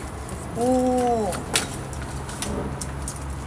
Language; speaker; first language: Japanese; native; Japanese